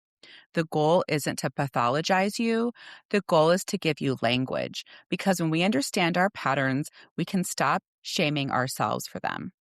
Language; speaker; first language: English; native; English